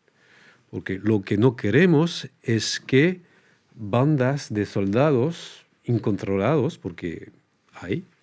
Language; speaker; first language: Spanish; non-native, fluent; French